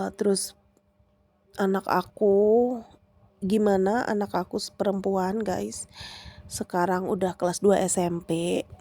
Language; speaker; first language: Indonesian; non-native, local second language; Javanese